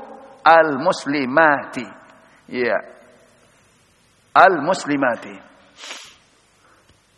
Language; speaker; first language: Arabic; non-native, fluent; Indonesian